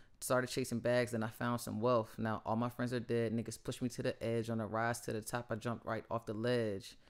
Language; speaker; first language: English; native; English